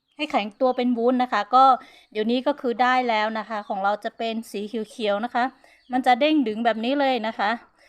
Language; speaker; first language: Thai; non-native, local second language; Hmong